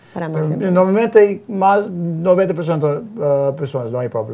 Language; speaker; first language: Spanish; non-native, learner; English